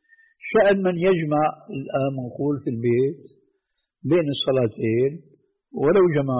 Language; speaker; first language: Arabic; native; Arabic